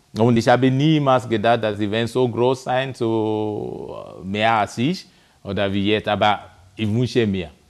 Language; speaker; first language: German; non-native, fluent; Yoruba